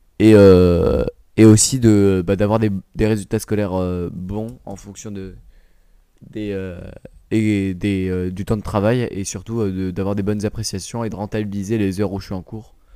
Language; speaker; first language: French; native; French